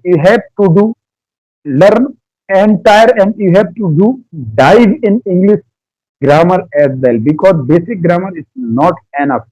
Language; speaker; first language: English; non-native, learner; Hindi